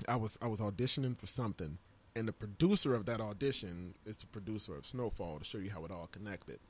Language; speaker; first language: English; native; English